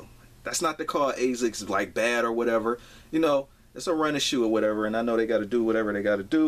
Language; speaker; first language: English; native; English